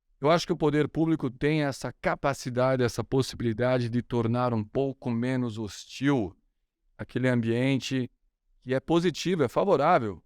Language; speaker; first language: Portuguese; non-native, fluent; German